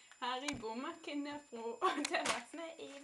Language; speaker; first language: Swedish; non-native, learner; German